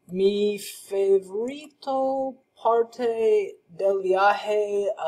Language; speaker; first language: Spanish; non-native, learner; English